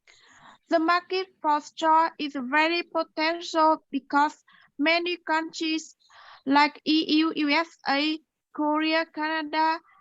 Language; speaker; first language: English; non-native, learner; Vietnamese